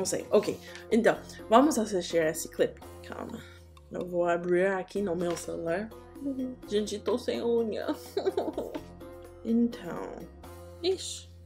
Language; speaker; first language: Portuguese; non-native, learner; English